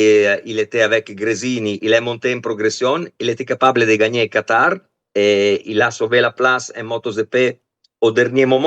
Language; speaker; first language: French; non-native, fluent; Italian